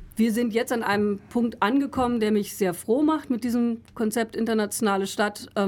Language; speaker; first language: German; native; German